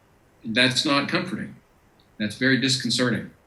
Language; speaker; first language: English; native; English